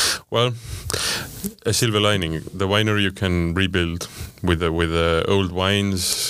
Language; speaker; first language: English; non-native, fluent; Estonian